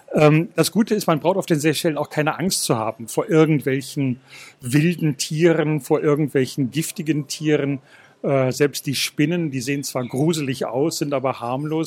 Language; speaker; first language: German; native; German